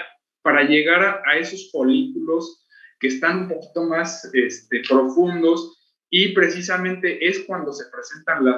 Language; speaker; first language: Spanish; native; Spanish